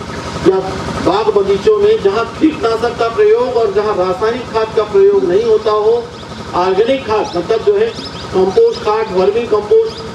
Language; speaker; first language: Hindi; native; Hindi